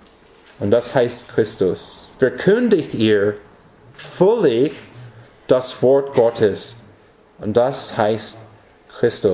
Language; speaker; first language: German; non-native, fluent; English